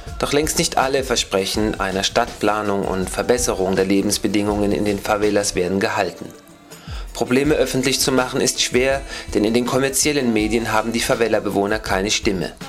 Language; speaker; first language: German; native; German